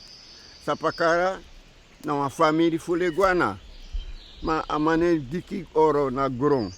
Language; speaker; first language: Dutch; non-native, local second language; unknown